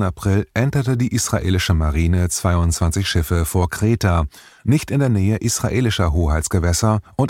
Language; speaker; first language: German; native; German